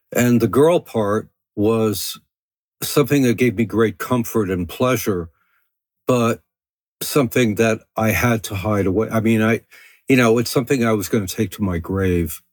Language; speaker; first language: English; early bilingual, other home language; French